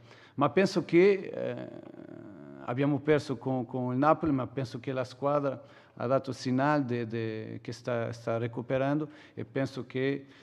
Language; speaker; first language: Italian; non-native, fluent; Portuguese